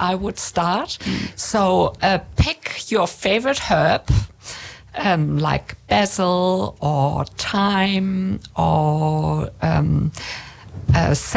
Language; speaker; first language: English; non-native, fluent; German